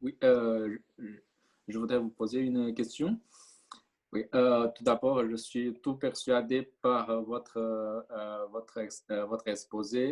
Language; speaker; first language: French; non-native, fluent; Chinese